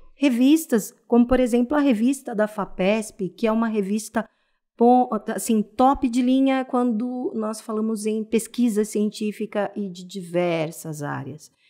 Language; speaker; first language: Portuguese; native; Portuguese